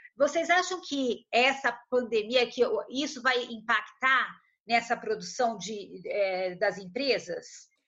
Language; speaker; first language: Portuguese; native; Portuguese